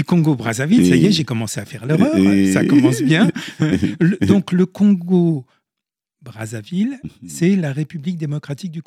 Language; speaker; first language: French; native; French